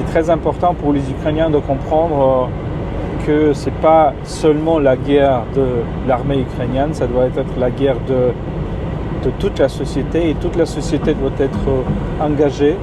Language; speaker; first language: French; non-native, fluent; Ukrainian